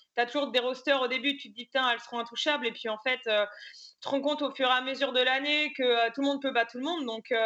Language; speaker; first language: French; native; French